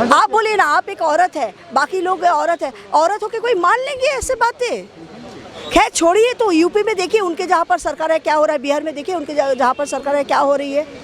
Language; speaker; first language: Hindi; non-native, local second language; Bangla